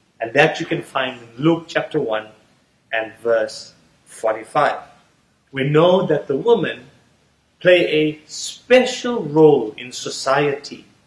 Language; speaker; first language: English; native; English